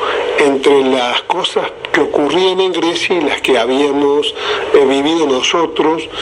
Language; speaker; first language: Spanish; native; Spanish